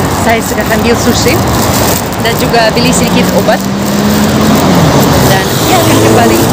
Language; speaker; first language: Indonesian; non-native, learner; Russian